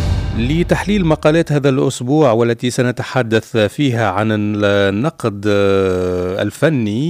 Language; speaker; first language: Arabic; native; Arabic